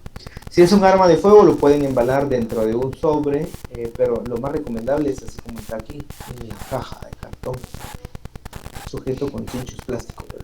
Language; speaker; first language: Spanish; native; Spanish